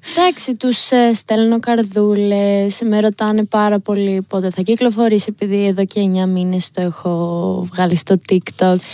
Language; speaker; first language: Greek; early bilingual, heritage; Greek